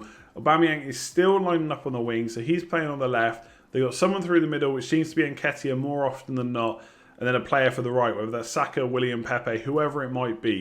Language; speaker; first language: English; native; English